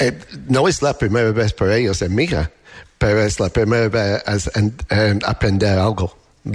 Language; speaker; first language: Spanish; non-native, learner; English